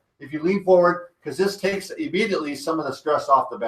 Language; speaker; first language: English; native; English